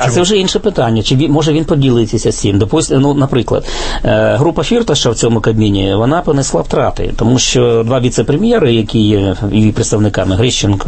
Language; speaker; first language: Ukrainian; native; Ukrainian